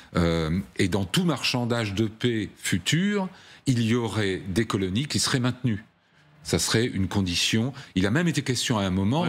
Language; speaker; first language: French; native; French